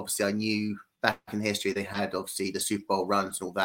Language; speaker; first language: English; native; English